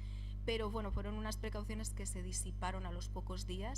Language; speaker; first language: Spanish; native; Spanish